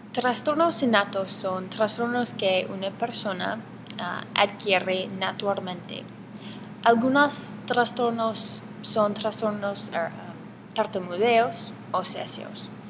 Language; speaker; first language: Spanish; non-native, learner; English